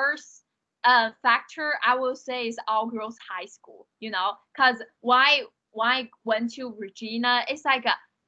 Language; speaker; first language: English; non-native, fluent; Chinese